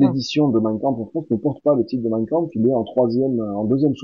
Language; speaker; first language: French; native; French